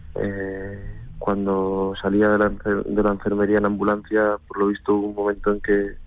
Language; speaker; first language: Spanish; native; Spanish